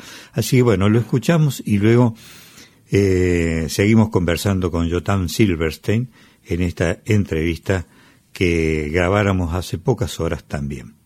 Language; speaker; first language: Spanish; native; Spanish